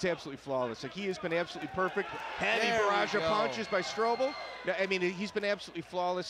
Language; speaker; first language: English; native; English